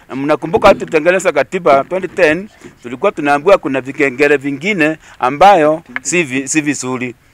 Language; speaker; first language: Swahili; non-native, local second language; Embu